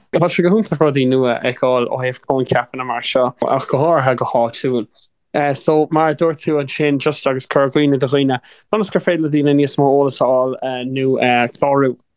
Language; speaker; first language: Irish; non-native, local second language; English